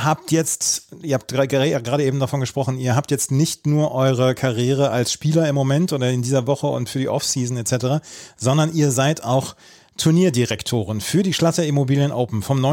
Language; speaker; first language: German; native; German